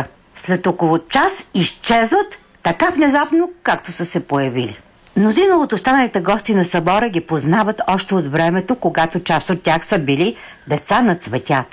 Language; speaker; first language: Bulgarian; native; Bulgarian